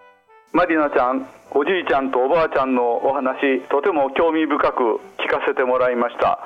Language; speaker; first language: Japanese; native; Japanese